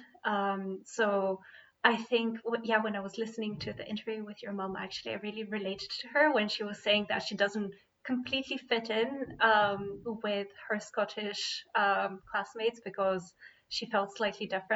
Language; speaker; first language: English; non-native, fluent; Bulgarian